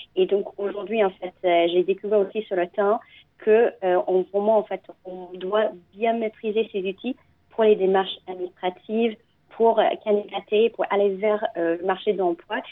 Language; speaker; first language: French; non-native, fluent; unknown